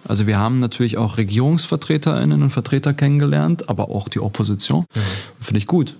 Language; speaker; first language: German; early bilingual, other home language; Turkish